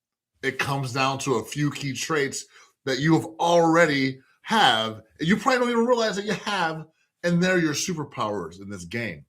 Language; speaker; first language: English; native; English